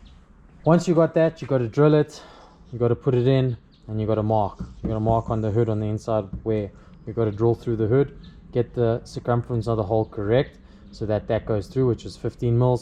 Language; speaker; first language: English; native; English